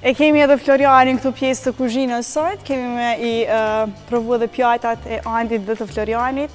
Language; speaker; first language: Albanian; native; Albanian